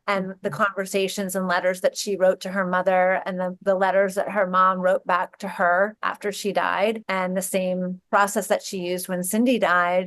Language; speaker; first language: English; native; English